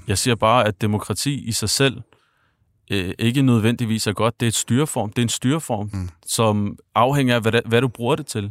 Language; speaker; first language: Danish; early bilingual, other home language; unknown